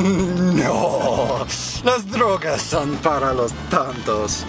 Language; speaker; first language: Spanish; non-native, learner; English